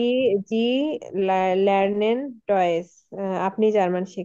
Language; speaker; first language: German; non-native, learner; Bangla